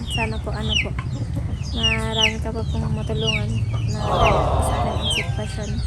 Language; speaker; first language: Filipino; non-native, local second language; Bikol